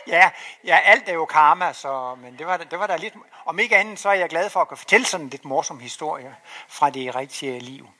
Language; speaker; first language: Danish; native; Danish